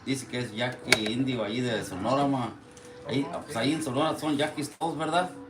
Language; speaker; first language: Spanish; early bilingual, heritage; Spanish